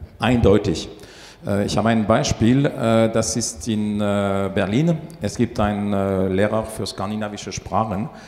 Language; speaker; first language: German; non-native, fluent; French